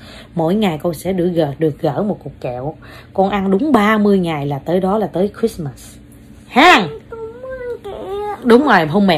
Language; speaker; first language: Vietnamese; native; Vietnamese